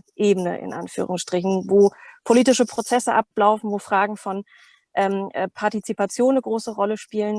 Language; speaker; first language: German; native; German